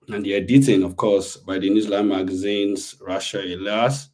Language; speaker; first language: English; non-native, local second language; Yoruba